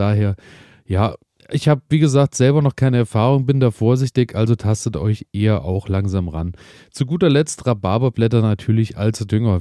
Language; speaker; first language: German; native; German